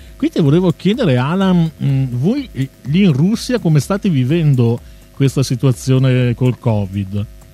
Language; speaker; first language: Italian; native; Italian